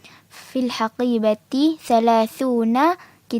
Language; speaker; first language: Arabic; non-native, learner; Malay